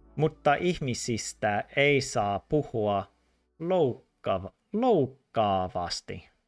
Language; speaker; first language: Finnish; non-native, learner; English